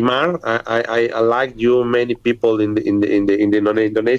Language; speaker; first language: English; non-native, learner; Spanish